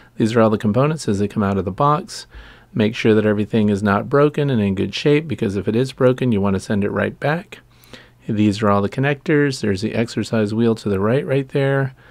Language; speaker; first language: English; native; English